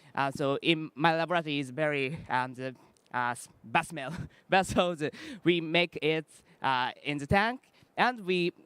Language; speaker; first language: English; non-native, learner; Japanese